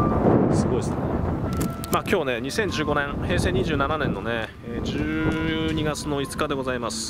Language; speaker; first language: Japanese; native; Japanese